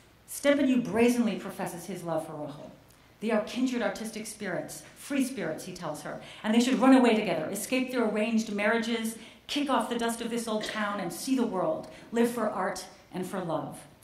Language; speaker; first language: English; native; English